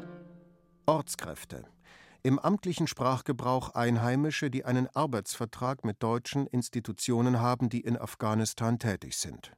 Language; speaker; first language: German; native; German